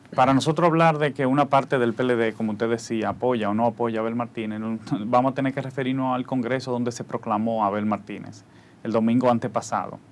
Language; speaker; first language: Spanish; native; Spanish